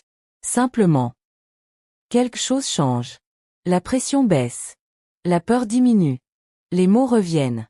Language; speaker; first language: French; native; French